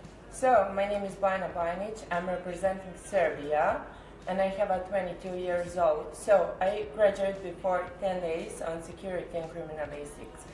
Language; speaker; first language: English; non-native, learner; Serbian